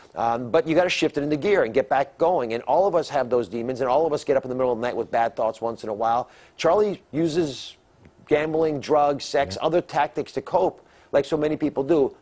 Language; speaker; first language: English; native; English